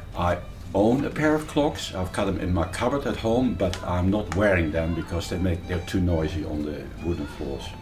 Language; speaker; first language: English; non-native, fluent; Dutch